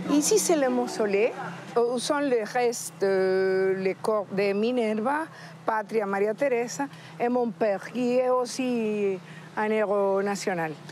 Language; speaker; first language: French; non-native, fluent; Spanish